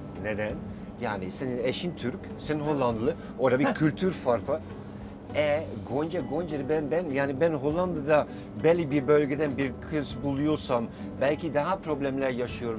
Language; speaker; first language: Turkish; non-native, fluent; Dutch